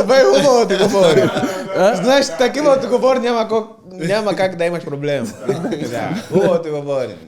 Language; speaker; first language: Bulgarian; non-native, learner; Portuguese